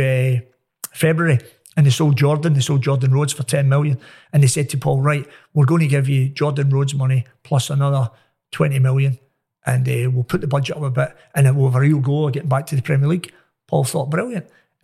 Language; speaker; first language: English; native; English